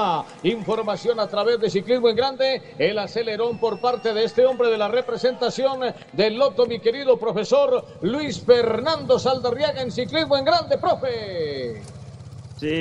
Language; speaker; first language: Spanish; native; Spanish